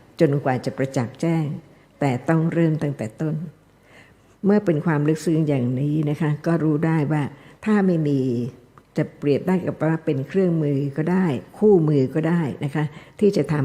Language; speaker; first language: Thai; native; Thai